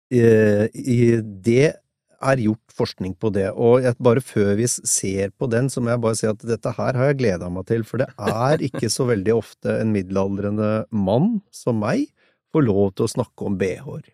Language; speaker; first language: Norwegian; native; Norwegian